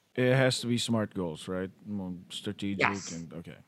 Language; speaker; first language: English; non-native, local second language; Filipino